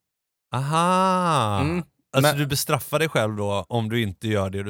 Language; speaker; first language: Swedish; native; Swedish